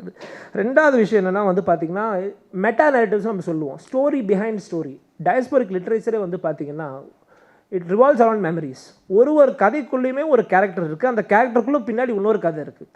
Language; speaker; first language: Tamil; native; Tamil